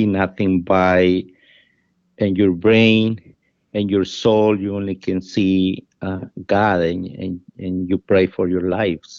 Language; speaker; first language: English; non-native, fluent; Spanish